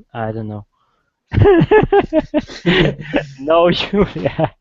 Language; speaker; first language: English; non-native, fluent; Russian